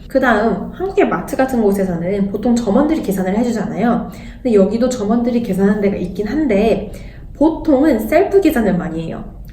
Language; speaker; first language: Korean; native; Korean